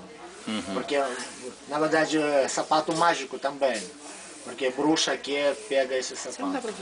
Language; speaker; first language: Portuguese; non-native, learner; Russian